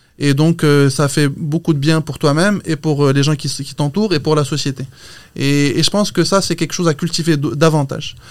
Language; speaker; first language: French; non-native, local second language; Arabic